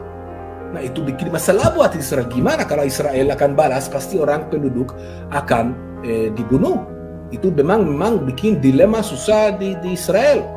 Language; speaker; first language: Indonesian; non-native, fluent; Hebrew